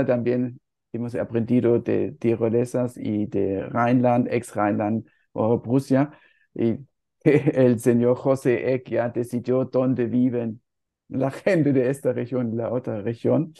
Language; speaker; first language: Spanish; non-native, fluent; German